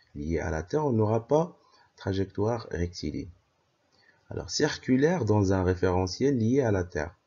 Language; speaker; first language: French; non-native, local second language; Arabic